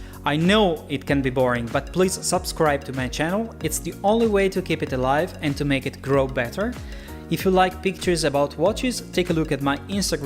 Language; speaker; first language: English; non-native, fluent; Italian